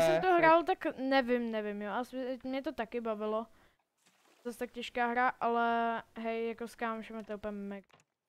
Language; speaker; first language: Czech; native; Czech